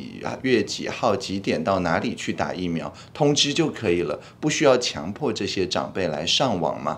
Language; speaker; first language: Chinese; native; Chinese